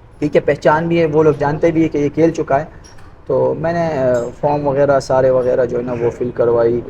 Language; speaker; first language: Urdu; non-native, local second language; Pashto